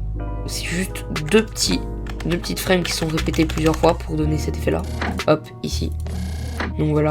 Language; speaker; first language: French; native; French